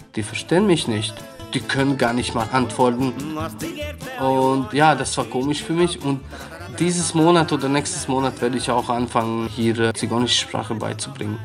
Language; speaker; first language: German; non-native, fluent; Hungarian